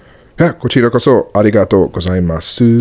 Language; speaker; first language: Japanese; non-native, learner; English